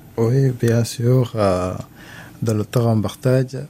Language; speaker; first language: French; non-native, learner; Arabic